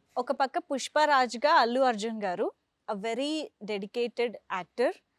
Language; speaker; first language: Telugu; native; Telugu